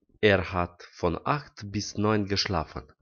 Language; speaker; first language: German; non-native, fluent; Romanian